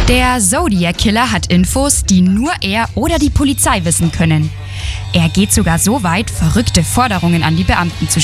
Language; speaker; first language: German; native; German